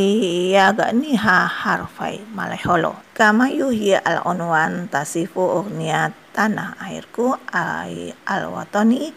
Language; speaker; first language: Arabic; non-native, fluent; Indonesian